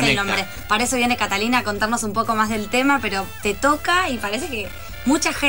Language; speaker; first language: Spanish; native; Spanish